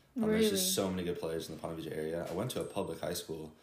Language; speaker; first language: English; native; English